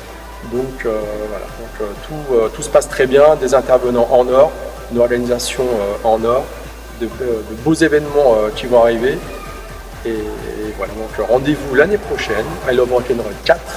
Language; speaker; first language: French; native; French